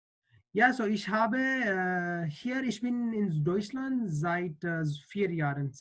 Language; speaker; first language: German; non-native, learner; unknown